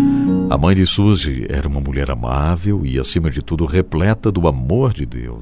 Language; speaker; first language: Portuguese; native; Portuguese